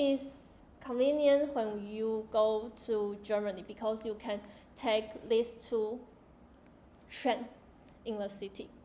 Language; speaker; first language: English; non-native, learner; Chinese